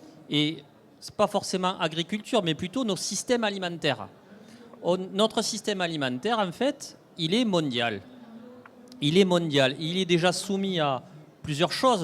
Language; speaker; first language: French; native; French